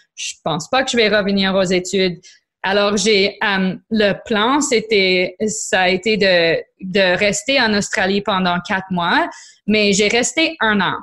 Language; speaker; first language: French; non-native, local second language; English